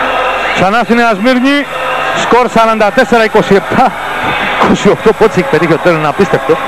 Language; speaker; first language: Greek; native; Greek